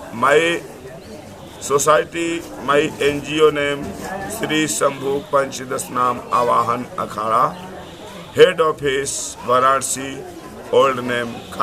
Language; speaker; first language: English; non-native, learner; Hindi